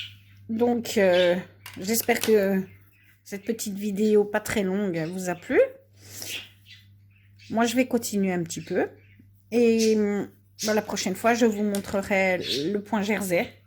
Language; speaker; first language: French; native; French